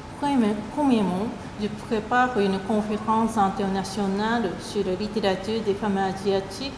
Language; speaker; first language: French; non-native, fluent; Japanese